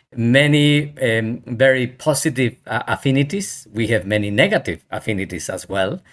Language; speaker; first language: English; non-native, fluent; Spanish